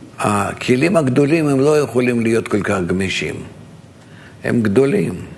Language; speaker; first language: Hebrew; non-native, fluent; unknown